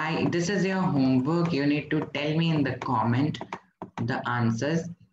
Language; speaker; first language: English; non-native, local second language; Hindi